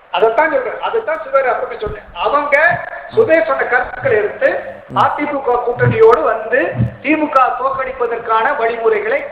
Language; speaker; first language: Tamil; native; Tamil